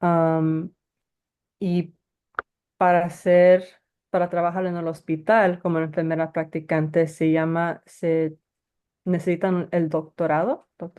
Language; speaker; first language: Spanish; early bilingual, heritage; Spanish